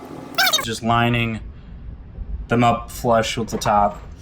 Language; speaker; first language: English; native; English